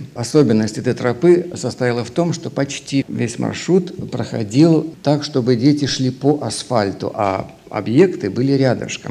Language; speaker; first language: Russian; native; Russian